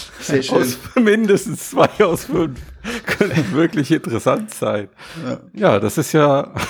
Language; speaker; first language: German; native; German